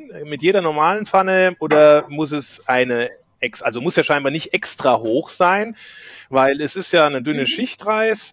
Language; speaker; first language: German; native; German